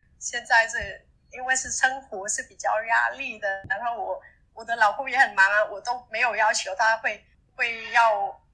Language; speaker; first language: Chinese; non-native, fluent; Vietnamese